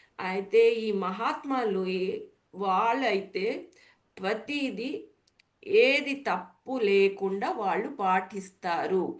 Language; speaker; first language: Telugu; non-native, learner; Bangla